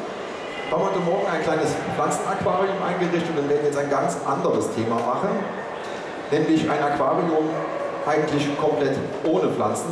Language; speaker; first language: German; native; German